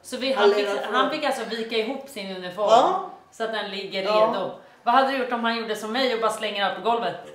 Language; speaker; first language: Swedish; native; Swedish